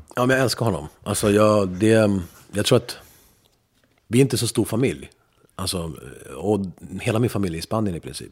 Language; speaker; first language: Swedish; early bilingual, other home language; Spanish